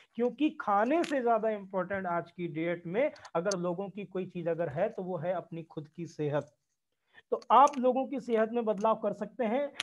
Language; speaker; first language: Hindi; native; Hindi